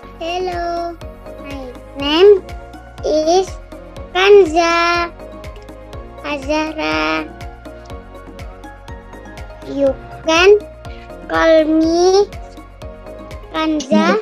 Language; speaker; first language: English; non-native, learner; Indonesian